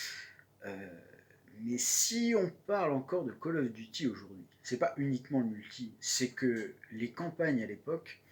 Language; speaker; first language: French; native; French